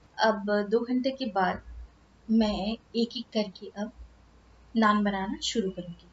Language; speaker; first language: Hindi; non-native, local second language; Bangla